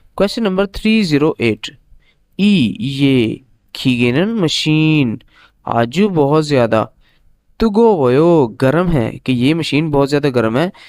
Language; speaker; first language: Urdu; native; Urdu